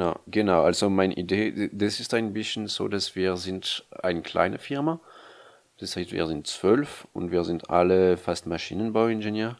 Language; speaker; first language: German; non-native, fluent; French